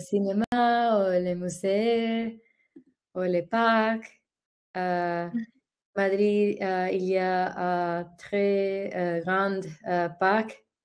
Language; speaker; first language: French; non-native, learner; Spanish